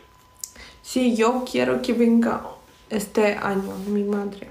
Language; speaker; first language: Spanish; non-native, fluent; Russian